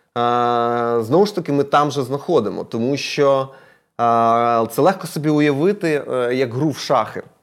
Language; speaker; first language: Ukrainian; non-native, local second language; Russian